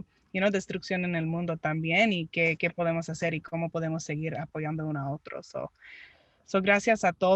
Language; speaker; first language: Spanish; early bilingual, heritage; Spanish